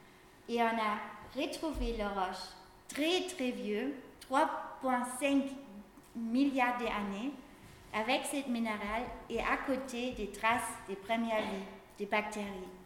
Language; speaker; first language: French; non-native, fluent; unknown